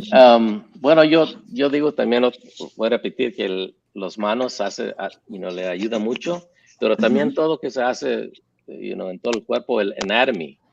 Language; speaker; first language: Spanish; early bilingual, heritage; English